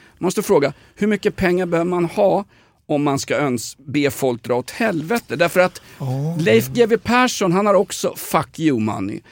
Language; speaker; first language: Swedish; native; Swedish